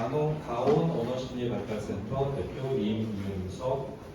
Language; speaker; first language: Korean; native; Korean